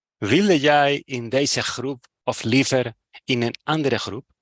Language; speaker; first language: Dutch; non-native, learner; Spanish